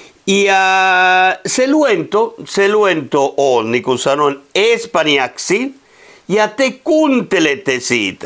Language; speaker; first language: Finnish; non-native, fluent; Spanish